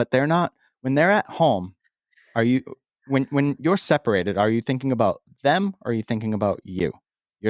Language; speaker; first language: English; native; English